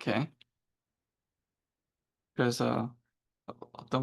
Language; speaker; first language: Korean; non-native, learner; English